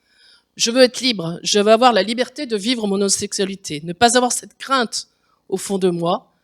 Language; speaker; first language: French; native; French